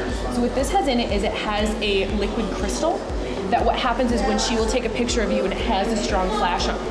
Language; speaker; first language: English; native; English